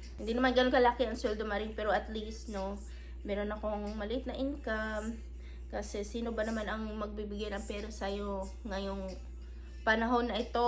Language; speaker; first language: Filipino; non-native, local second language; Cebuano